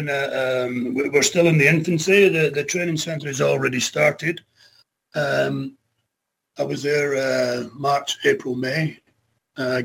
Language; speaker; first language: English; native; English